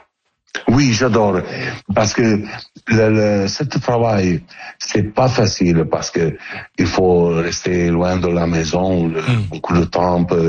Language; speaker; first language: French; non-native, learner; Italian